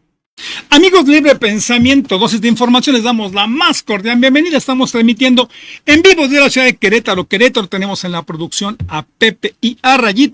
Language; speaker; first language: Spanish; native; Spanish